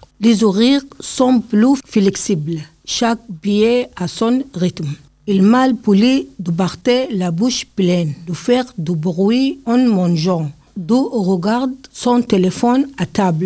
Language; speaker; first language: French; non-native, learner; Arabic